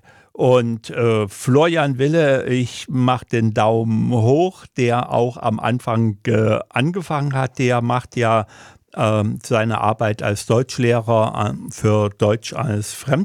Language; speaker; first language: German; native; German